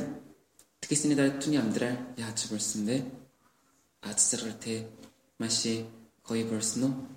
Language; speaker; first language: Mongolian; non-native, learner; Korean